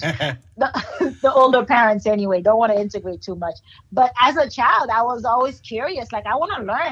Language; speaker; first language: English; non-native, fluent; Haitian Creole